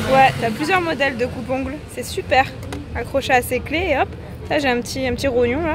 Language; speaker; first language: French; native; French